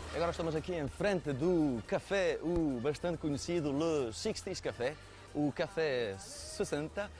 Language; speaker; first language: Portuguese; early bilingual, heritage; French